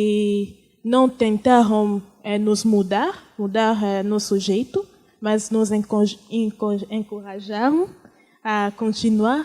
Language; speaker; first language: Portuguese; non-native, fluent; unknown